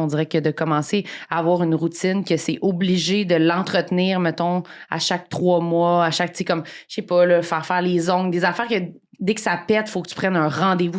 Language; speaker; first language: French; native; French